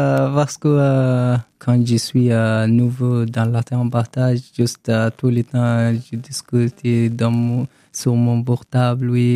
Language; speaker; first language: French; non-native, learner; Arabic